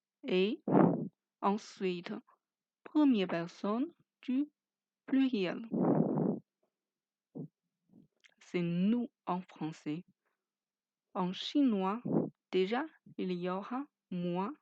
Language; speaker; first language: French; non-native, fluent; Chinese